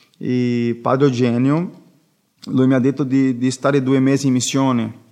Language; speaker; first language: Italian; non-native, learner; Portuguese